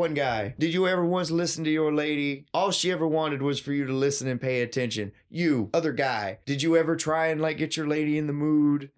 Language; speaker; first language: English; native; English